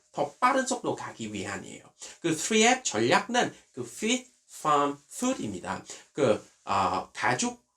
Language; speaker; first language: Korean; non-native, fluent; Vietnamese